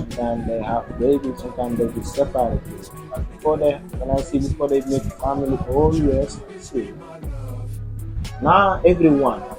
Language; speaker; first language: English; non-native, learner; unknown